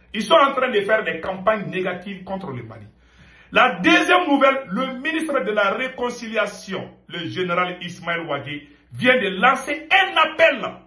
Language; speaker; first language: French; non-native, local second language; Bambara